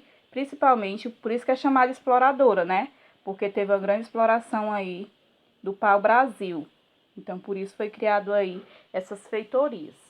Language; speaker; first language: Portuguese; native; Portuguese